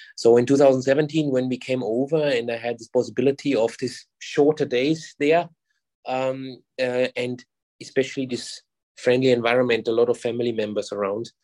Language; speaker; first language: English; non-native, fluent; German